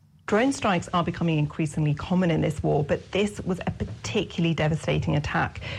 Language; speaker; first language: English; native; English